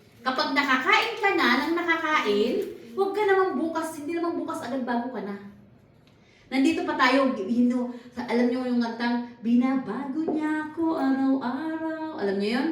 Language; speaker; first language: Filipino; non-native, local second language; Cebuano